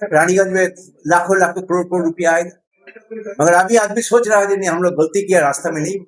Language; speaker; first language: Hindi; non-native, local second language; Bangla